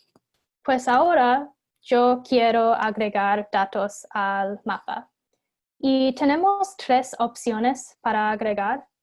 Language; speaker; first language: Spanish; non-native, fluent; English